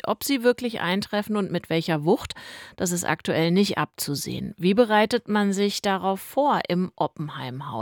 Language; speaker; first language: German; native; German